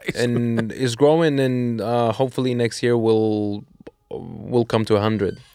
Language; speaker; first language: English; non-native, fluent; Russian